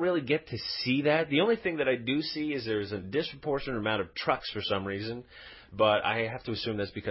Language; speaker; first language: English; native; English